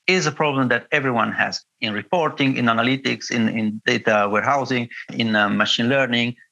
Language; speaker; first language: English; non-native, fluent; Italian